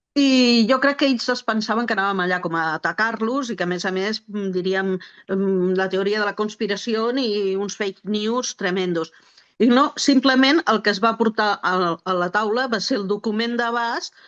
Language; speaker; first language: Catalan; native; Catalan